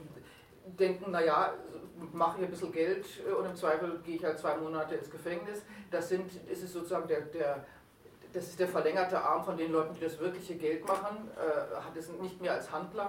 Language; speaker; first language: German; native; German